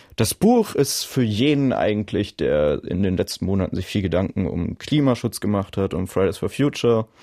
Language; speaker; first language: German; native; German